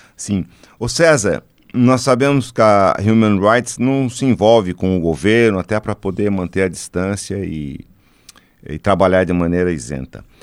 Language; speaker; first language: Portuguese; native; Portuguese